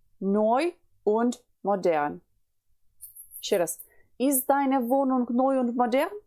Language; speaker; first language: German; non-native, fluent; Ukrainian